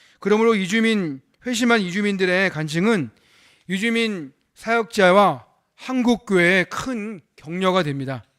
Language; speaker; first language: Korean; native; Korean